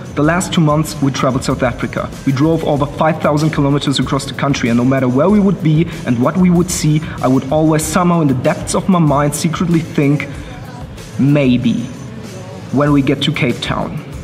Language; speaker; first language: English; non-native, fluent; German